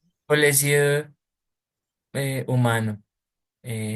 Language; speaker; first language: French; non-native, learner; Portuguese